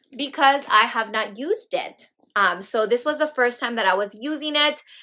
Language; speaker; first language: English; native; English